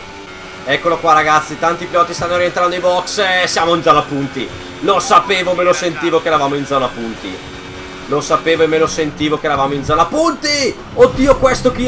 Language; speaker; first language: Italian; native; Italian